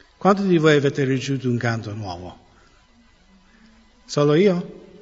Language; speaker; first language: Italian; non-native, fluent; English